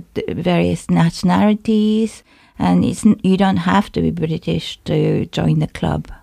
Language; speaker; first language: English; non-native, fluent; Japanese